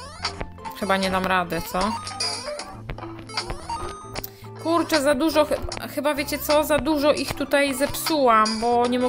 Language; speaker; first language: Polish; native; Polish